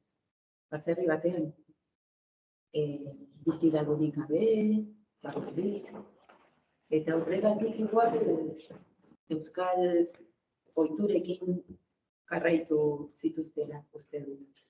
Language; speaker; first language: Basque; non-native, fluent; Spanish